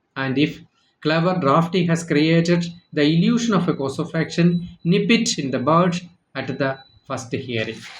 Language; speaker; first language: English; non-native, local second language; Malayalam